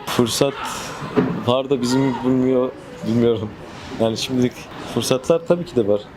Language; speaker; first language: Turkish; non-native, fluent; Persian